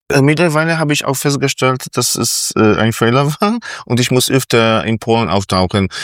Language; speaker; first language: German; non-native, fluent; Polish